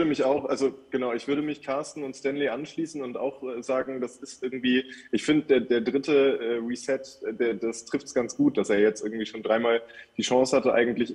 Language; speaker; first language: German; native; German